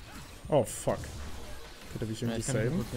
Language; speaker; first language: German; native; German